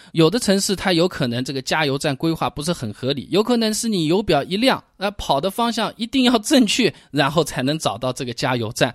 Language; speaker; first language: Chinese; native; Chinese